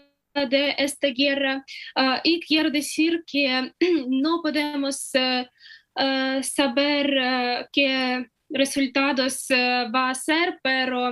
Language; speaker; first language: Spanish; non-native, fluent; Ukrainian